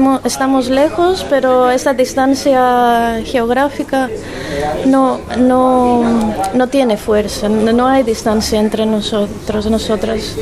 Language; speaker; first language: Spanish; non-native, fluent; Greek